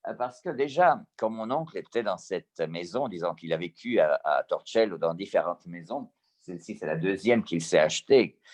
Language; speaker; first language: French; early bilingual, heritage; Italian